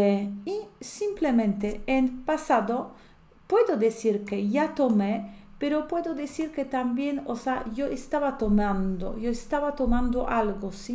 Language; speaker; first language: Spanish; non-native, fluent; Polish